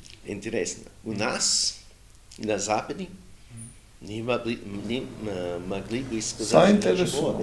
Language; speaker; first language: Russian; non-native, learner; English